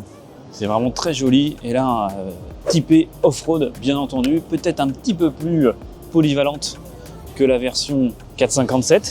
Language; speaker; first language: French; native; French